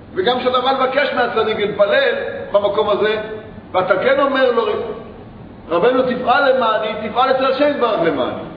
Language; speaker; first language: Hebrew; native; Hebrew